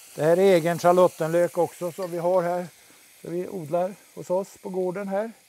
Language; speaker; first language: Swedish; native; Swedish